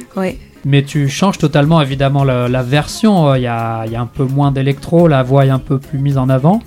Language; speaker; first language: French; native; French